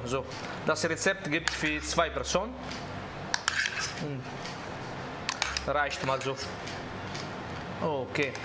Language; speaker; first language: German; non-native, learner; Italian